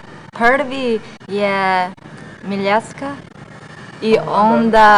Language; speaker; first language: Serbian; non-native, learner; Chinese